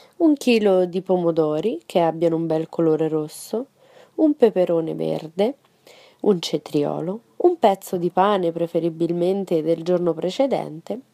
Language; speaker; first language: Italian; non-native, fluent; Spanish